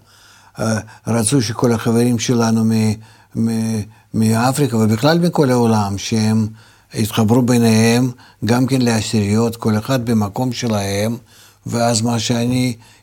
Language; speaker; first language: Hebrew; non-native, fluent; Russian